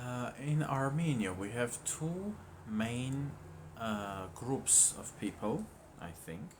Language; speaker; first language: English; non-native, fluent; Armenian